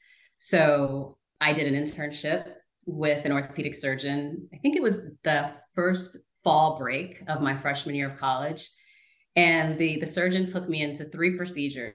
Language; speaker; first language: English; native; English